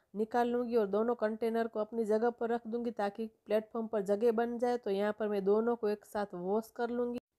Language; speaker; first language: Hindi; non-native, local second language; Gujarati